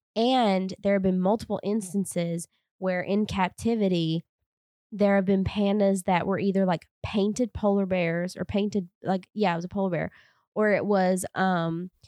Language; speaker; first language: English; native; English